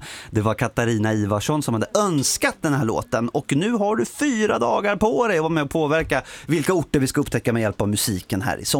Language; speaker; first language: Swedish; native; Swedish